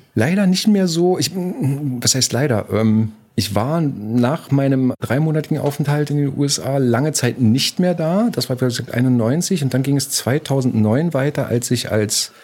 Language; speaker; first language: German; native; German